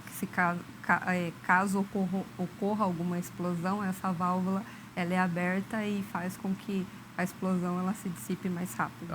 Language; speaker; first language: Portuguese; native; Portuguese